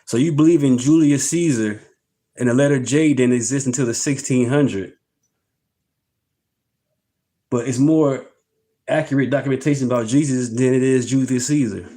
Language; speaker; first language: English; native; English